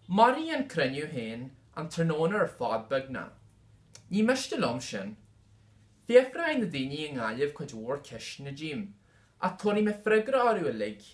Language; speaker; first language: Irish; non-native, local second language; English